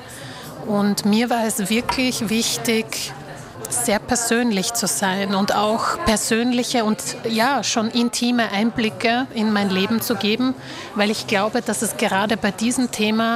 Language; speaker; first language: German; early bilingual, other home language; Slovak